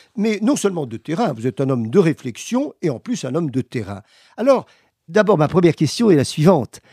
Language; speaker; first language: French; native; French